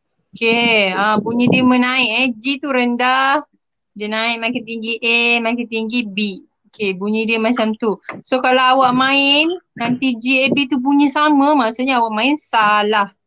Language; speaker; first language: Malay; native; Malay